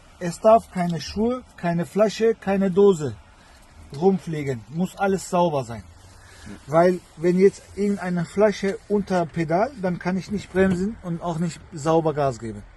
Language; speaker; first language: German; non-native, fluent; Turkish